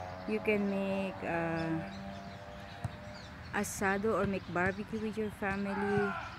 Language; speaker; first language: English; non-native, local second language; Filipino